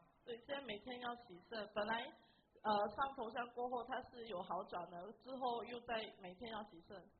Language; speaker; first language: Chinese; native; Chinese